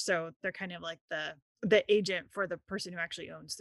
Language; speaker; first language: English; native; English